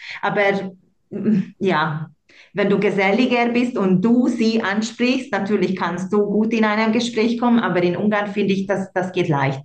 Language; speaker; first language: German; non-native, local second language; Hungarian